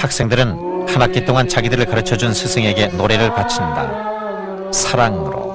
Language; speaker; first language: Korean; native; Korean